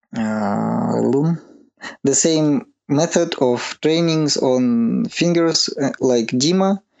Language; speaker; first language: English; non-native, learner; Russian